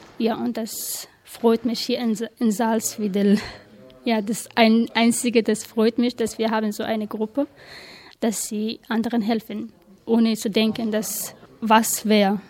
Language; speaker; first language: German; non-native, learner; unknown